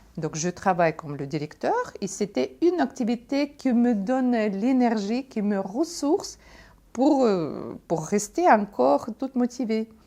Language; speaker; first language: French; non-native, fluent; Russian